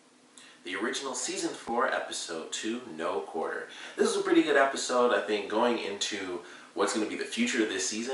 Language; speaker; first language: English; native; English